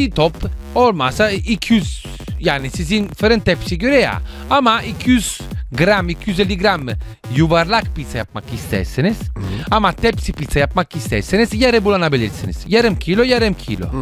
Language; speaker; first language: Turkish; non-native, learner; Italian